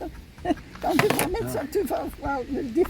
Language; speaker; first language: French; non-native, local second language; Dutch